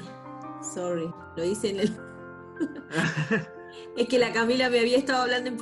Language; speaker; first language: Spanish; native; Spanish